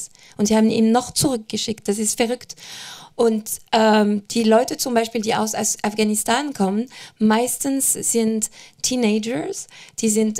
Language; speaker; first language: German; non-native, fluent; French